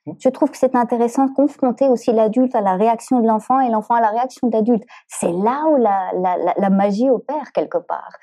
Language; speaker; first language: French; native; French